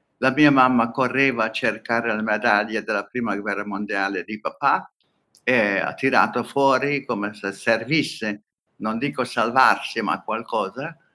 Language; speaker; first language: Italian; non-native, fluent; Hungarian